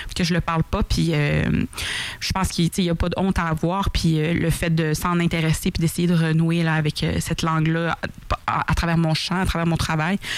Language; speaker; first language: French; native; French